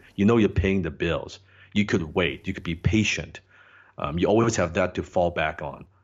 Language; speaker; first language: English; non-native, local second language; Cantonese